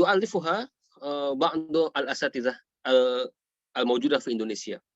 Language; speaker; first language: Arabic; non-native, fluent; Indonesian